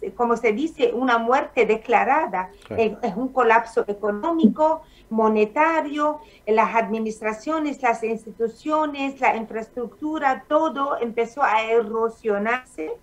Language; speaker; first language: Spanish; non-native, fluent; Arabic